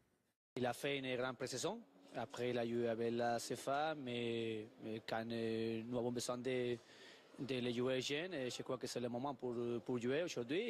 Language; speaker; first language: French; non-native, learner; Spanish